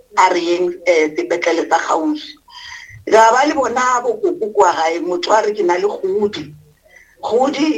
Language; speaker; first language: Northern Sotho; non-native, local second language; Venda